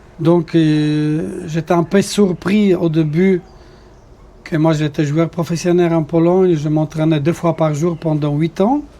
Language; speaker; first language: French; non-native, fluent; Polish